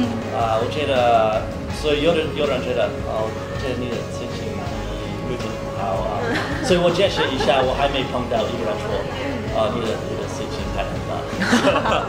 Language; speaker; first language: Chinese; non-native, learner; English